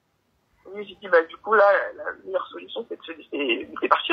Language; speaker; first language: French; native; French